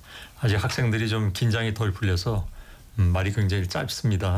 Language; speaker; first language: Korean; native; Korean